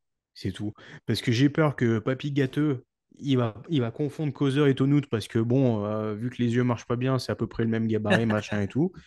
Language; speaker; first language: French; native; French